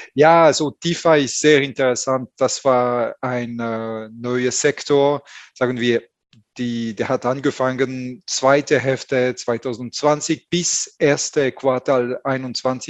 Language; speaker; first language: German; non-native, fluent; French